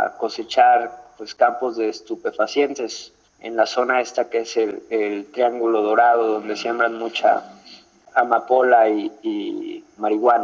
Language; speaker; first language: Spanish; native; Spanish